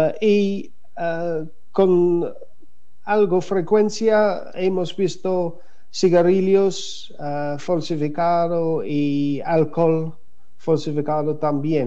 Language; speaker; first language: Spanish; non-native, learner; English